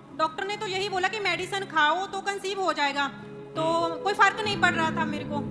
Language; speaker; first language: Hindi; non-native, local second language; Punjabi